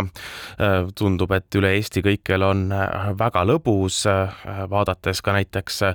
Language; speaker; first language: Estonian; native; Estonian